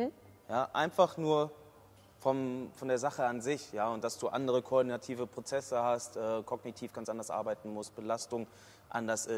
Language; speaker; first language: German; native; German